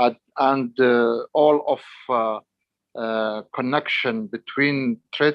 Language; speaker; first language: English; non-native, learner; Arabic